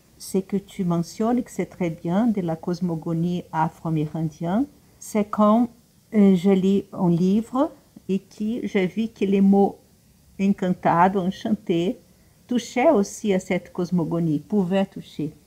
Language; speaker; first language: French; non-native, fluent; Portuguese